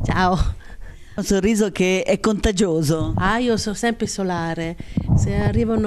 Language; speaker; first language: Italian; native; Italian